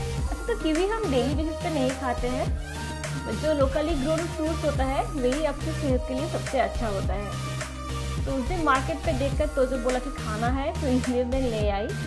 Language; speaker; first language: Hindi; non-native, local second language; Bangla